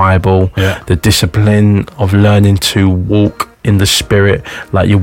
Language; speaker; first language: English; native; English